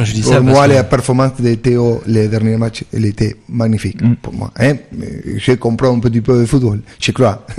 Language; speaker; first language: French; non-native, fluent; Spanish